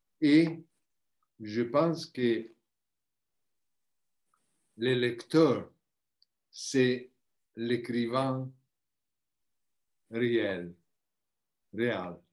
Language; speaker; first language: French; non-native, learner; Italian